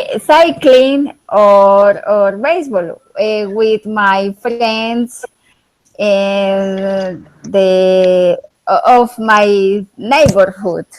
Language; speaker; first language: English; non-native, learner; Spanish